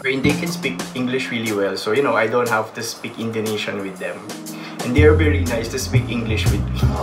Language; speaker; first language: English; non-native, local second language; Filipino